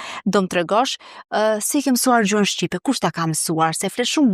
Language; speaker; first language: Albanian; native; Albanian